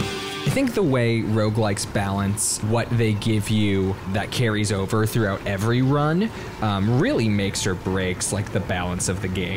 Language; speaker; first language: English; native; English